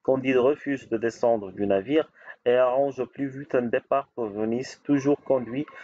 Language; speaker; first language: French; non-native, local second language; Arabic